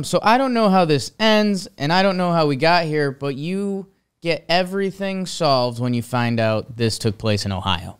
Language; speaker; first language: English; native; English